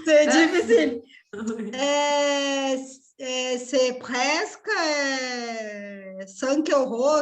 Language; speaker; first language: French; non-native, fluent; Portuguese